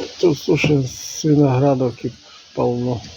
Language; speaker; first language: Russian; non-native, local second language; Ukrainian